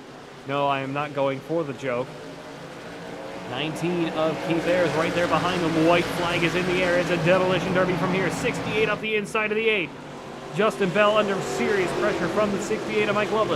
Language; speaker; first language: English; native; English